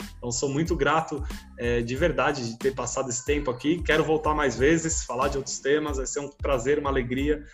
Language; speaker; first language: Portuguese; native; Portuguese